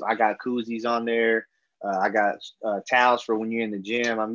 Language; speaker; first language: English; native; English